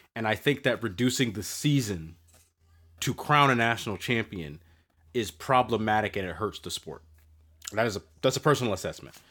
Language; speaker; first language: English; native; English